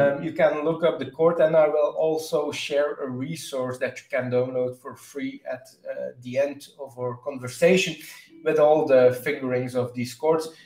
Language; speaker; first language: English; non-native, fluent; Dutch